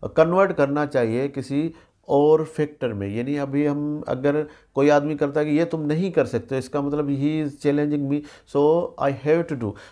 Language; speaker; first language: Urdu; non-native, local second language; Sindhi